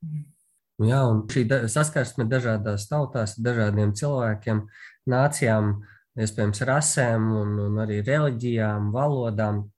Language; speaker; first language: Latvian; native; Latvian